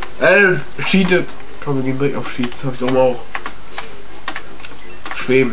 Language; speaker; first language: German; native; German